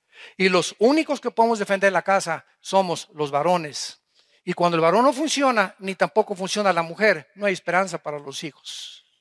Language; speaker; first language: Spanish; native; Spanish